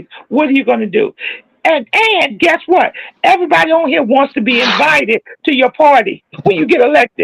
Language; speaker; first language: English; native; English